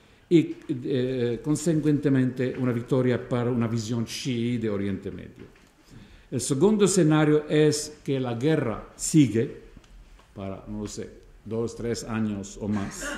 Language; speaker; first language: Spanish; non-native, fluent; Arabic